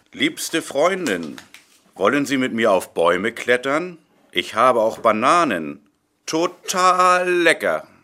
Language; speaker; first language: German; native; German